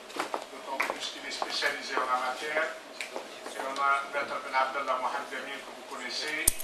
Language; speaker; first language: French; non-native, local second language; Arabic